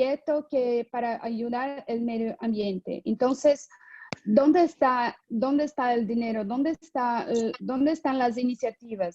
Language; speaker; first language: Spanish; non-native, fluent; Portuguese